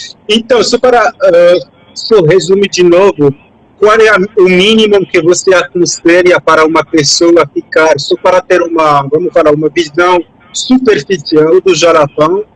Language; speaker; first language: Portuguese; non-native, fluent; French